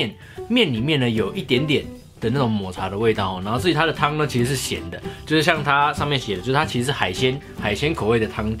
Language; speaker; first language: Chinese; native; Chinese